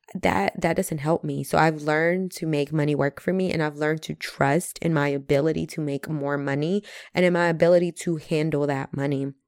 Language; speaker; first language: English; early bilingual, other home language; Spanish